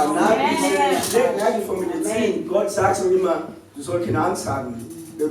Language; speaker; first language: German; non-native, learner; French